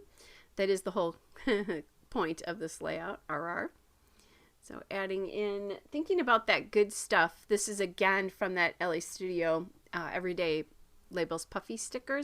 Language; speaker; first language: English; native; English